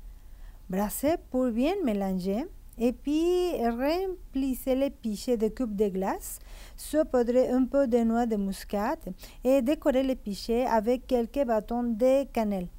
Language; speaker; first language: French; non-native, fluent; Spanish